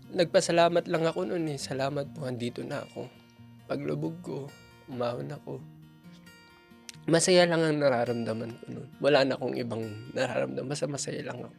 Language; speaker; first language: Filipino; native; Filipino